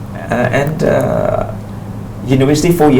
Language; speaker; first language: English; non-native, fluent; Pattani Malay